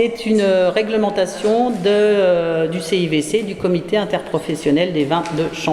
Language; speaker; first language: French; native; French